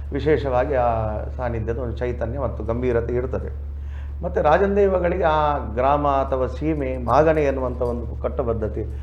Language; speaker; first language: Kannada; non-native, local second language; Tulu